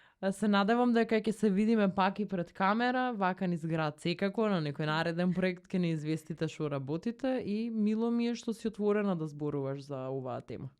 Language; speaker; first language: Macedonian; native; Macedonian